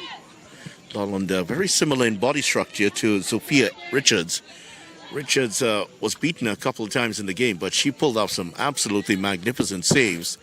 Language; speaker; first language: English; native; English